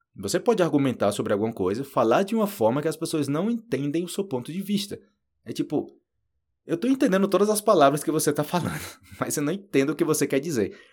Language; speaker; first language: Portuguese; native; Portuguese